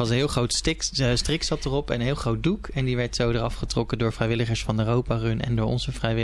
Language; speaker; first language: Dutch; native; Dutch